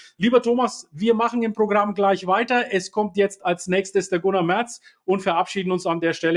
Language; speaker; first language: German; native; German